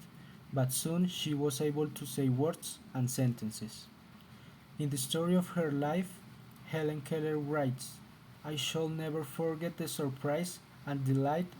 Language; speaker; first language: English; non-native, learner; Spanish